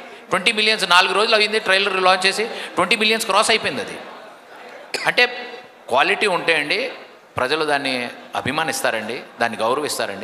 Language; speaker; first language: Telugu; native; Telugu